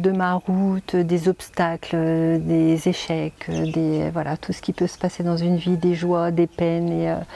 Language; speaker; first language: French; native; French